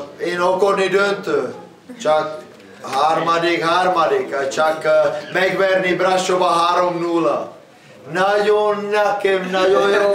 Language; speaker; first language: Hungarian; non-native, learner; Czech